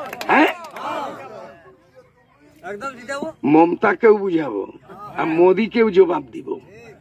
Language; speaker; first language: Bangla; non-native, local second language; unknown